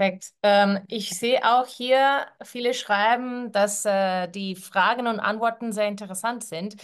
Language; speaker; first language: German; non-native, fluent; Spanish